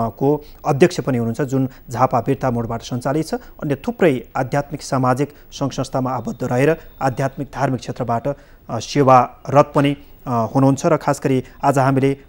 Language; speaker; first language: Nepali; native; Nepali